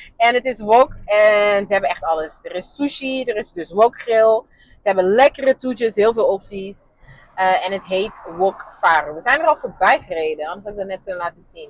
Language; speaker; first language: Dutch; non-native, local second language; Papiamento